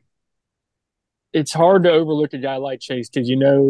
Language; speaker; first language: English; native; English